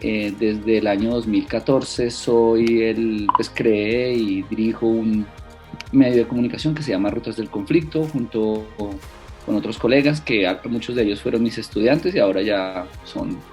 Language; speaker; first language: Spanish; native; Spanish